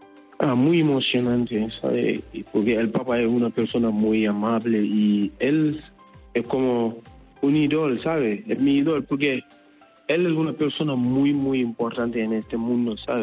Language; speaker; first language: Spanish; non-native, learner; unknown